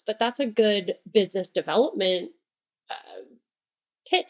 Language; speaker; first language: English; native; English